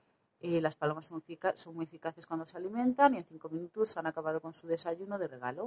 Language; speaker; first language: Spanish; native; Spanish